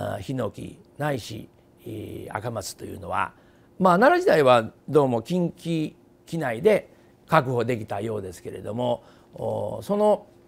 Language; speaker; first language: Japanese; native; Japanese